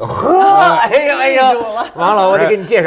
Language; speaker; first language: Chinese; native; Chinese